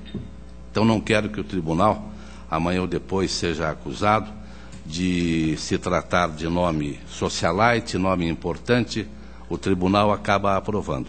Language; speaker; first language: Portuguese; native; Portuguese